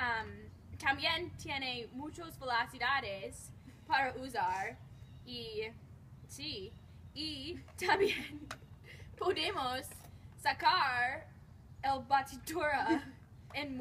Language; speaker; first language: Spanish; non-native, learner; English